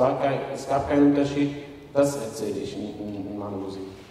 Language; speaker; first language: German; non-native, fluent; Arabic